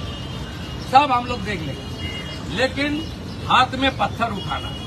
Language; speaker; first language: Hindi; non-native, local second language; Bangla